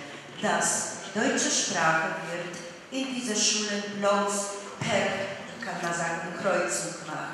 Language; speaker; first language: German; non-native, fluent; Polish